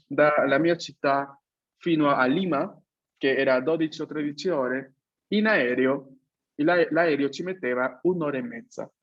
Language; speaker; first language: Italian; non-native, fluent; Spanish